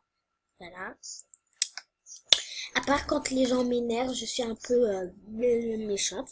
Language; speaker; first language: French; native; French